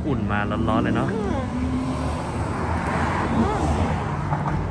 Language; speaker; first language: Thai; native; Thai